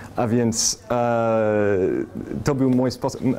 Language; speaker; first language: Polish; non-native, fluent; English